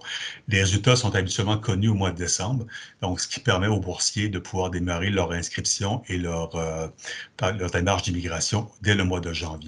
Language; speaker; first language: French; native; French